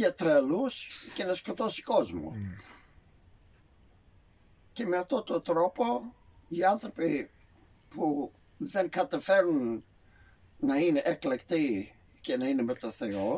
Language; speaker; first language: Greek; early bilingual, heritage; Greek